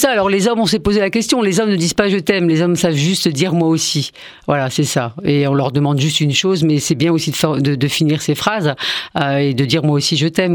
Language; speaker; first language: French; early bilingual, other home language; Arabic